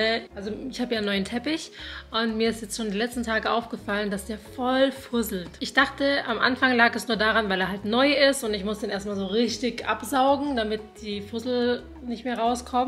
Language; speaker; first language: German; native; German